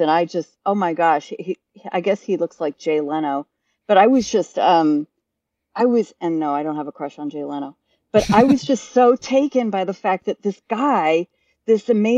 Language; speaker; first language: English; native; English